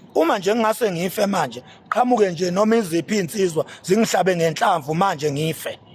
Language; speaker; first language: Zulu; native; Zulu